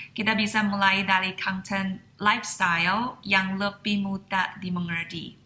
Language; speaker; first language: Indonesian; non-native, fluent; Chinese